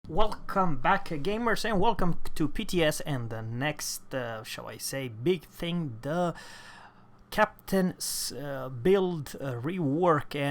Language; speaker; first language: English; non-native, fluent; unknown